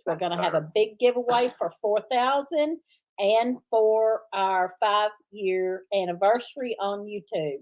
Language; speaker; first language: English; native; English